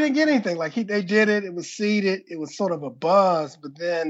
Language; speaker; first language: English; native; English